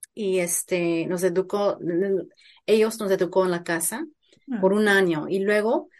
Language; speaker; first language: Spanish; early bilingual, heritage; Spanish